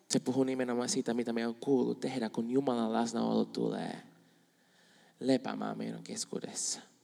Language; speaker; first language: Finnish; non-native, fluent; Spanish